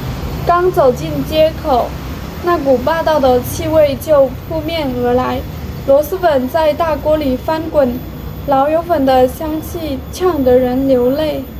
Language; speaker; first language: Chinese; native; Chinese